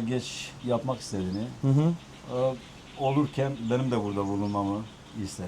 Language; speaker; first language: Turkish; native; Turkish